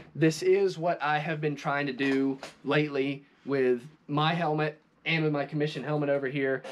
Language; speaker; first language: English; native; English